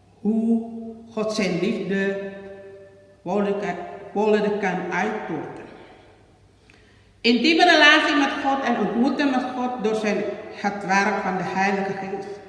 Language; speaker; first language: Dutch; non-native, learner; Indonesian